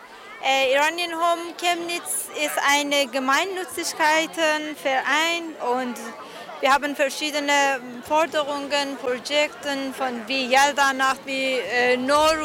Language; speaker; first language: German; non-native, learner; Persian